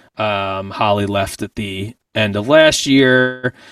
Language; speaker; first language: English; native; English